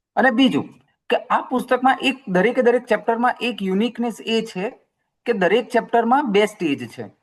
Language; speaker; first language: Gujarati; native; Gujarati